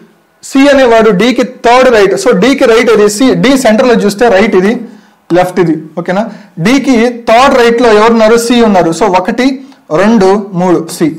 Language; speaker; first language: Telugu; native; Telugu